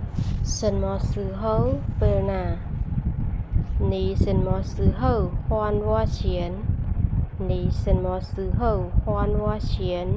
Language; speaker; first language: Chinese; non-native, fluent; Khmer